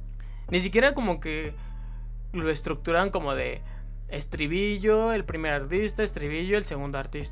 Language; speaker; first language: Spanish; native; Spanish